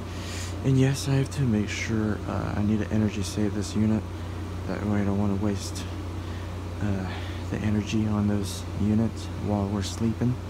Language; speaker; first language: English; native; English